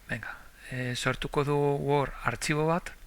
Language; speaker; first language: Basque; non-native, local second language; Spanish